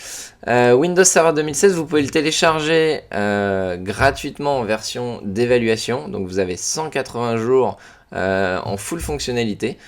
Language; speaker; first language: French; native; French